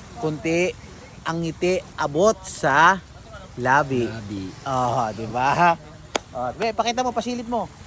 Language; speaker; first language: Filipino; native; Filipino